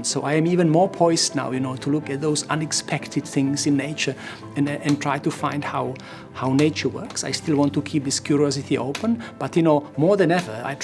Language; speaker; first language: English; non-native, fluent; Czech